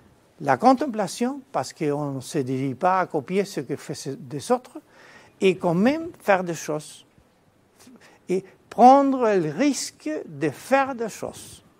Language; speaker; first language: French; non-native, fluent; Spanish